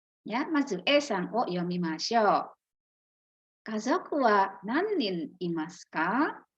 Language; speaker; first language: Japanese; non-native, fluent; Indonesian